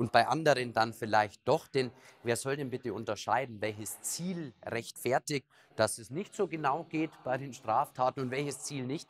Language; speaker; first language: German; native; German